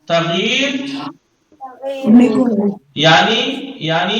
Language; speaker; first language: Persian; non-native, fluent; Urdu